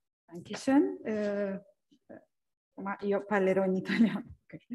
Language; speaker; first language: Italian; non-native, learner; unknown